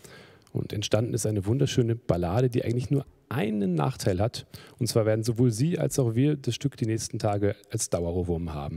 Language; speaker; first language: German; native; German